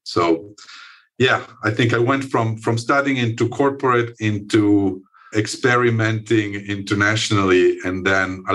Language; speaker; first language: English; non-native, fluent; Italian